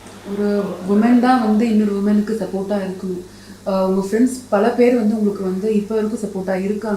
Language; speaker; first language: Tamil; native; Tamil